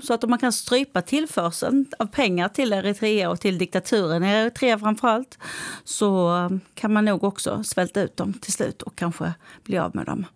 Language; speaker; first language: Swedish; native; Swedish